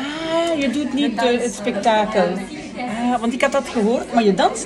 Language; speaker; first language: Dutch; non-native, fluent; French